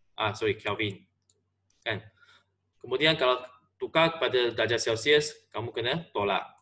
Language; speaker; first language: Malay; non-native, local second language; Chinese